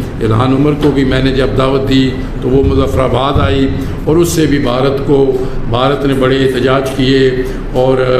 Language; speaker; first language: Urdu; non-native, local second language; Pahari-Potwari